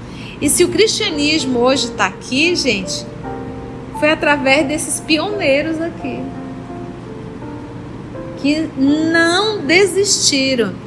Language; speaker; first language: Portuguese; native; Portuguese